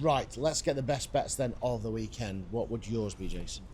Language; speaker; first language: English; native; English